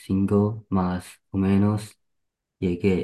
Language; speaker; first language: Spanish; non-native, learner; Chinese